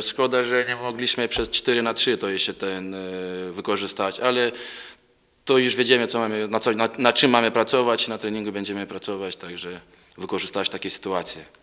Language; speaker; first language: Polish; non-native, learner; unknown